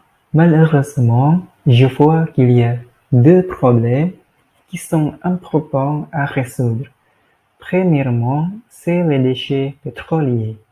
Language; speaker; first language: French; non-native, learner; Indonesian